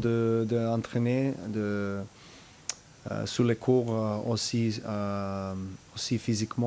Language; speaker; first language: French; non-native, learner; Serbian